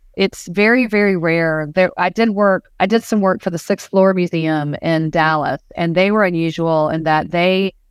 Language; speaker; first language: English; native; English